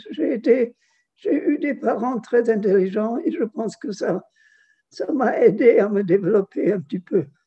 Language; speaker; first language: French; non-native, fluent; German